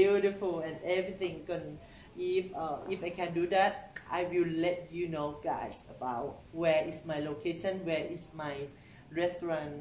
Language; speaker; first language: English; non-native, learner; Thai